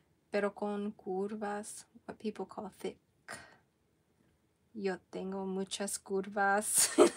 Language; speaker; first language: Spanish; early bilingual, heritage; Spanish